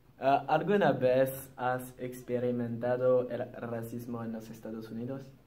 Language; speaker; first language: Spanish; non-native, learner; English